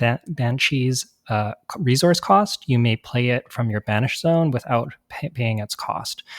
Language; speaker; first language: English; native; English